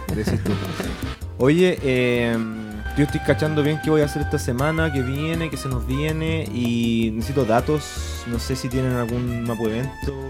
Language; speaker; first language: Spanish; non-native, local second language; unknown